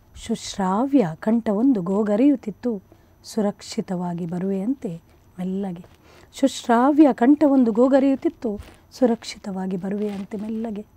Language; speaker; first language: Kannada; non-native, local second language; Konkani